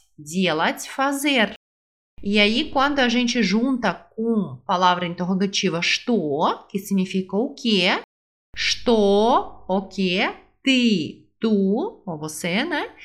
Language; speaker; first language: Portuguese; non-native, fluent; Russian